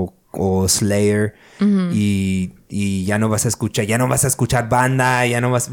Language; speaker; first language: Spanish; early bilingual, other home language; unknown